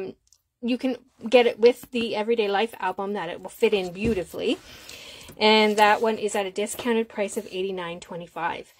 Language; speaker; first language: English; native; English